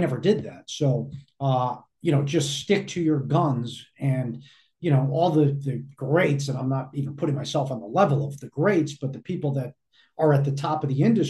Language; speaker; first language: English; native; English